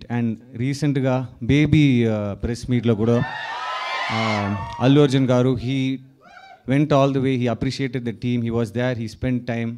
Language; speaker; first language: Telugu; non-native, learner; Tamil